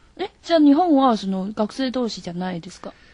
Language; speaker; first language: Japanese; non-native, learner; Chinese